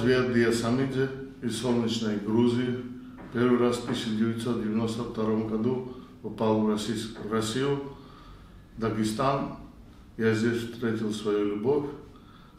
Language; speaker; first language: Russian; non-native, fluent; Georgian